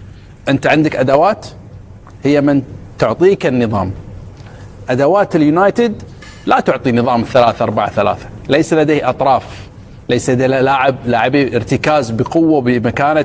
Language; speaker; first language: Arabic; native; Arabic